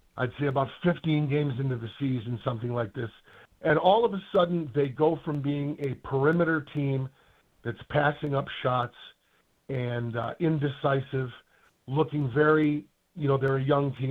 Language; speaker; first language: English; native; English